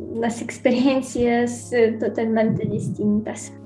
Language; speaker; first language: Spanish; non-native, learner; Ukrainian